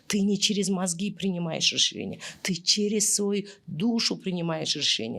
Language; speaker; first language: Russian; non-native, local second language; Kazakh